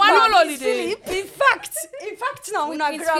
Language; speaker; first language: English; non-native, local second language; Krio